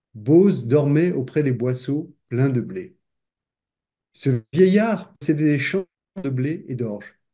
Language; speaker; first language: French; native; French